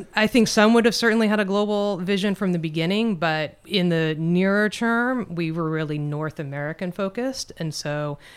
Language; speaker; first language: English; native; English